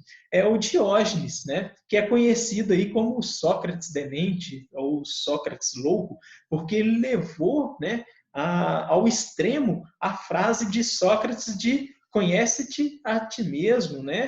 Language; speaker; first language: Portuguese; native; Portuguese